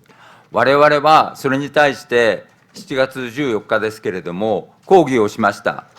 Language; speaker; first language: Japanese; native; Japanese